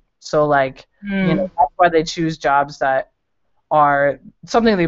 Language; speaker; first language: English; native; English